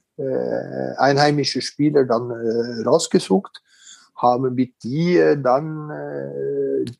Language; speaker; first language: German; non-native, fluent; Norwegian